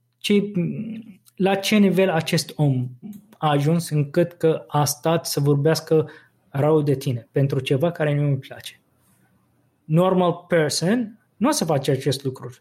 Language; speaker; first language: Romanian; non-native, fluent; Arabic